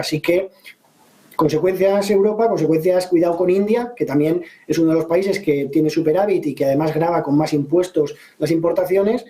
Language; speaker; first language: Spanish; native; Spanish